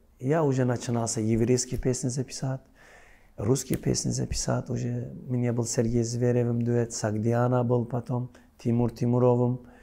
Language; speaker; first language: Russian; non-native, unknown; Turkish